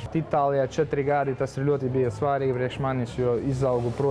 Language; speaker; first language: Latvian; non-native, local second language; Russian